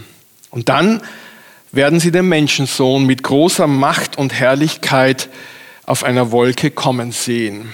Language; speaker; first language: German; native; German